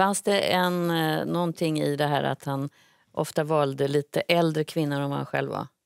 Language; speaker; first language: Swedish; native; Swedish